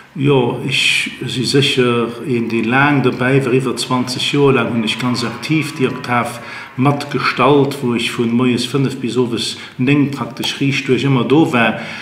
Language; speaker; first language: Luxembourgish; native; Luxembourgish